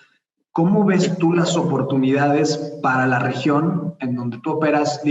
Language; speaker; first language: Spanish; native; Spanish